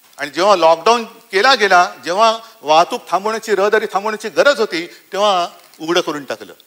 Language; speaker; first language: Marathi; native; Marathi